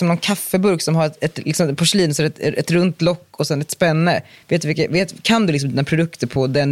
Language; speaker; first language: Swedish; native; Swedish